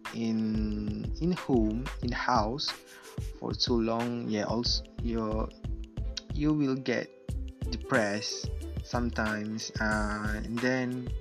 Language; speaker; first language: English; non-native, local second language; Malay